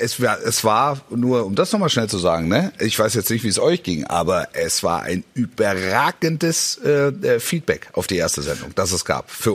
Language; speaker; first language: German; native; German